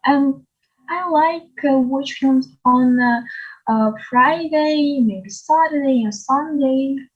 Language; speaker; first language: English; non-native, learner; Ukrainian